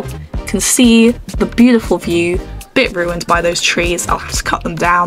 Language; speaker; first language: English; native; English